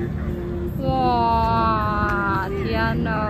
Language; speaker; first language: Chinese; non-native, fluent; Vietnamese